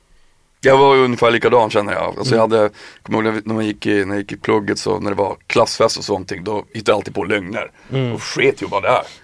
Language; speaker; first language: Swedish; native; Swedish